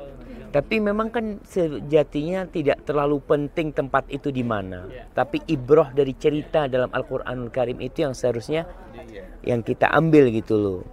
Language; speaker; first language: Indonesian; native; Indonesian